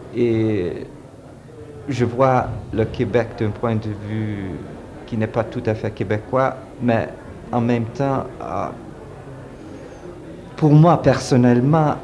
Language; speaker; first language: French; early bilingual, heritage; French